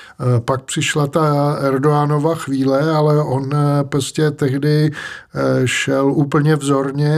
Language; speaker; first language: Czech; native; Czech